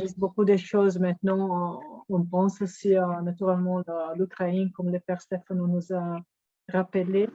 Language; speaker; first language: French; non-native, fluent; Italian